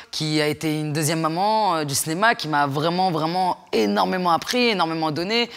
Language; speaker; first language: French; native; French